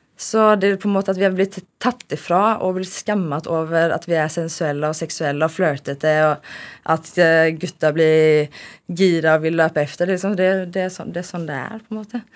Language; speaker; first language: Swedish; native; Swedish